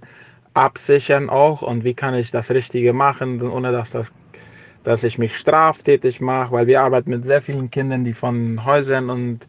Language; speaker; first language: German; early bilingual, heritage; German